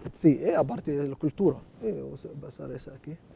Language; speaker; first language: Spanish; non-native, learner; Arabic